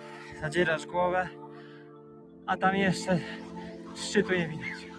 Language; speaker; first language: Polish; native; Polish